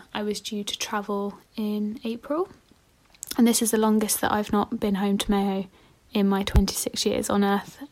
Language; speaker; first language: English; native; English